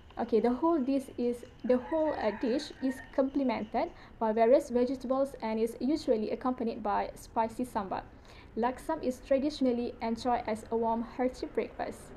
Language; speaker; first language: English; non-native, local second language; Malay